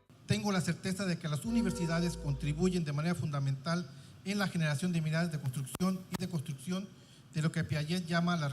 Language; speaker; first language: Spanish; native; Spanish